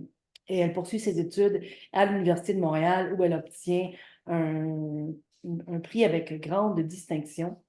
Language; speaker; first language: French; native; French